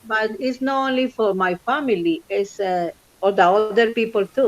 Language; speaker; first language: English; non-native, learner; Spanish